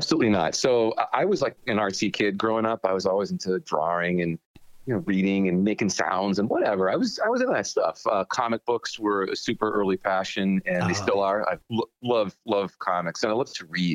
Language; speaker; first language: English; native; English